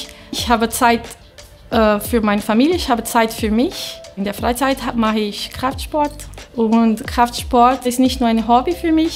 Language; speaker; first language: German; non-native, fluent; Portuguese